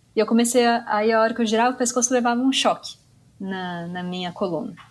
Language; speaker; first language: Portuguese; native; Portuguese